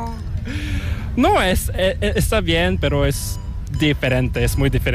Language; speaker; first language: Spanish; non-native, fluent; Korean